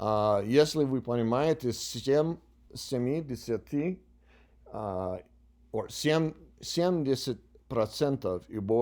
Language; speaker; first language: Russian; non-native, learner; English